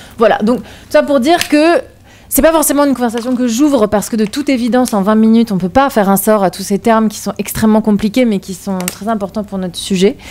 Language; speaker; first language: French; native; French